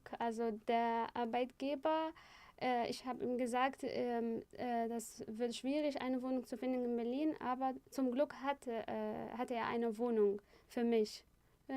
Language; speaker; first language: German; non-native, fluent; Arabic